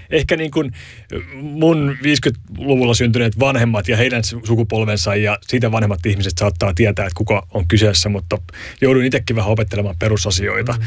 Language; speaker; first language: Finnish; native; Finnish